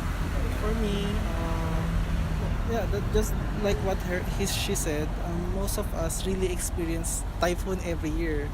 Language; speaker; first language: English; non-native, learner; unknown